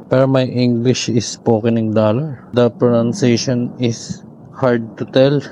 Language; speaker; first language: English; non-native, local second language; Filipino